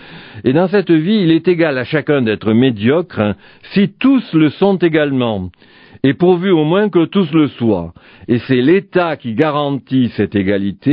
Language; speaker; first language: French; native; French